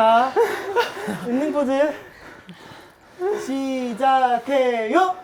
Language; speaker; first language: Korean; native; Korean